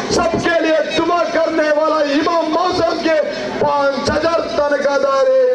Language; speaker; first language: Hindi; non-native, local second language; Telugu